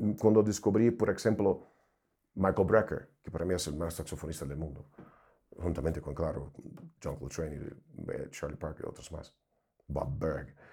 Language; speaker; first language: Spanish; non-native, fluent; Portuguese